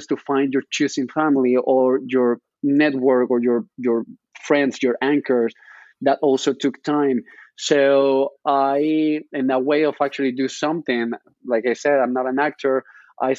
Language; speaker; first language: English; non-native, fluent; Spanish